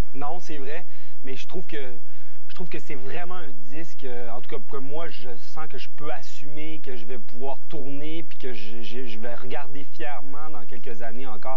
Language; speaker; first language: French; native; French